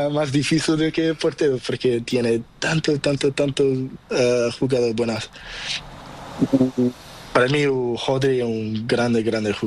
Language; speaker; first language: Spanish; non-native, learner; Portuguese